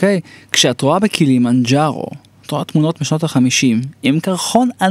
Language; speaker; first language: Hebrew; native; Hebrew